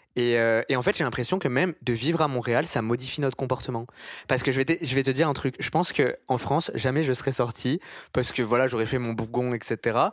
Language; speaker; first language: French; native; French